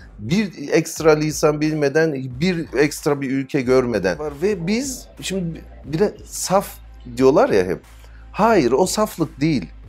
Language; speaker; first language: Turkish; early bilingual, heritage; Turkish